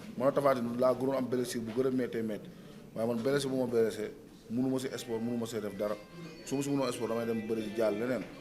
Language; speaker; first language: Wolof; native; Wolof